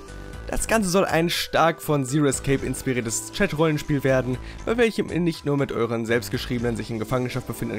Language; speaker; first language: German; native; German